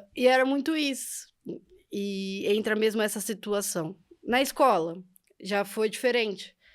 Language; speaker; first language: Portuguese; native; Portuguese